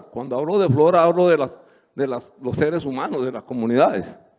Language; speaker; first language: Spanish; native; Spanish